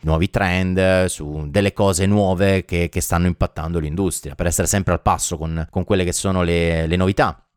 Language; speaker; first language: Italian; native; Italian